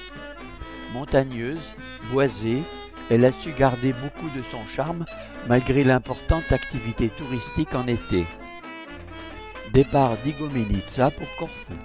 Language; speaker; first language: French; native; French